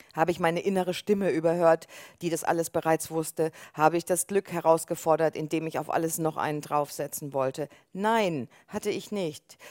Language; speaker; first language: German; native; German